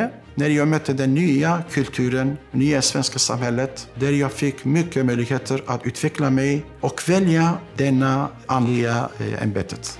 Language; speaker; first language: Swedish; non-native, fluent; Aramaic